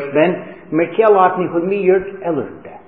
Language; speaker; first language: Hungarian; non-native, fluent; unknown